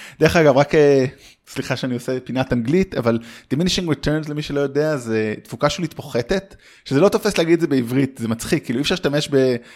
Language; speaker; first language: Hebrew; early bilingual, heritage; Hebrew